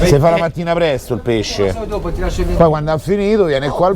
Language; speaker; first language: Italian; native; Italian